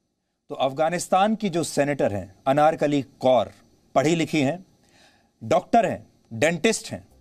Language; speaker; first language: Hindi; native; Hindi